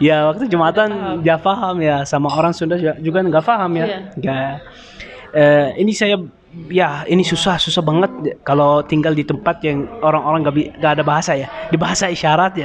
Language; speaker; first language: Indonesian; non-native, learner; Arabic